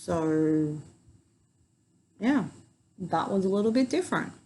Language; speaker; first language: English; native; English